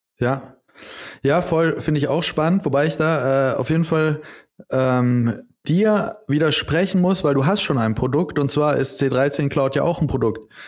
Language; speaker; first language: German; native; German